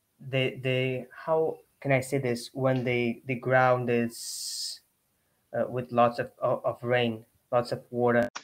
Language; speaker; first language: English; non-native, learner; Portuguese